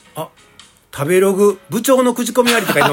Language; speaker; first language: Japanese; native; Japanese